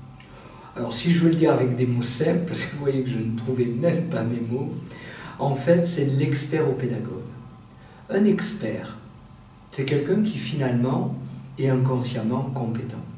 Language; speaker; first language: French; native; French